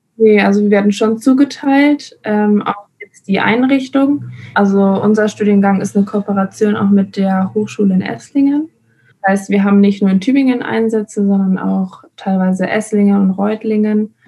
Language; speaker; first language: German; non-native, fluent; Spanish